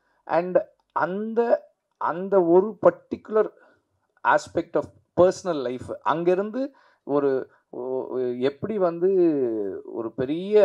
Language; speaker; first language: Tamil; native; Tamil